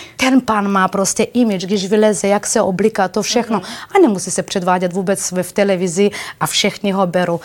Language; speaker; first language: Czech; non-native, fluent; Bulgarian